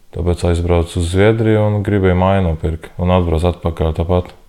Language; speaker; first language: Latvian; non-native, learner; Polish